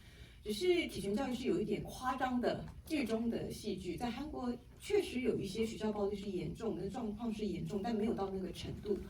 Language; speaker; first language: Chinese; native; Chinese